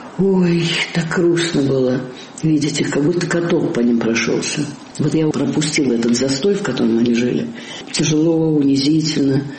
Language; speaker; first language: Russian; native; Russian